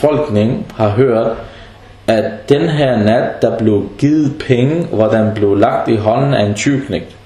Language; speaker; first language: Danish; non-native, fluent; Arabic